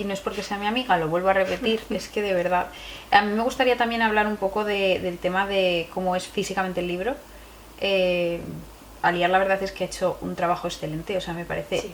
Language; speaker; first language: Spanish; native; Spanish